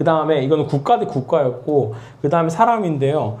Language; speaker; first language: Korean; native; Korean